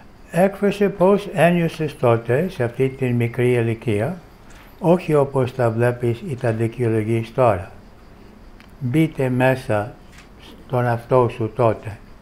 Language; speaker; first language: Greek; non-native, fluent; English